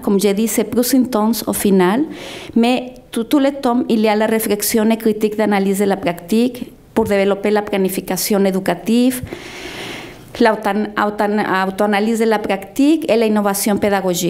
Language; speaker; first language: French; non-native, fluent; Spanish